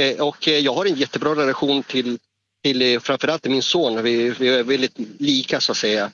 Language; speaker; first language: Swedish; non-native, fluent; Spanish